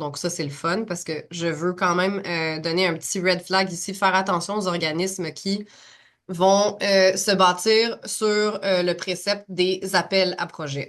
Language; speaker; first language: French; native; French